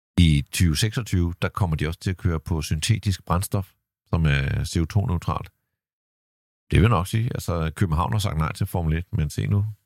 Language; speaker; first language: Danish; native; Danish